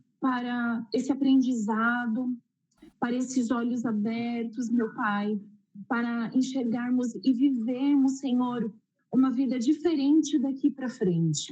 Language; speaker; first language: Portuguese; native; Portuguese